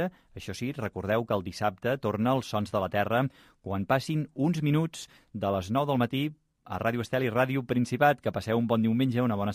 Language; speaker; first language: Catalan; native; Catalan